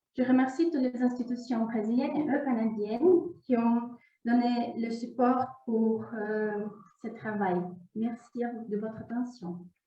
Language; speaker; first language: French; non-native, fluent; Portuguese